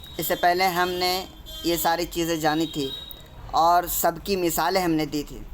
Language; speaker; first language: Urdu; native; Urdu